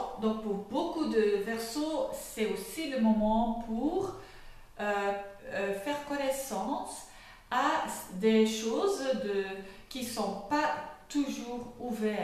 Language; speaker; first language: French; non-native, fluent; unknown